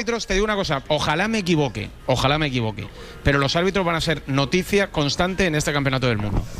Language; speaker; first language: Spanish; native; Spanish